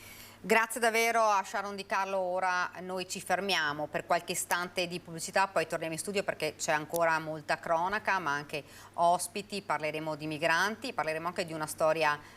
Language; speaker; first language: Italian; native; Italian